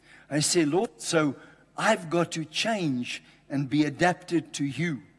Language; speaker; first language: English; native; English